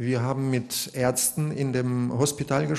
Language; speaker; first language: German; non-native, fluent; Russian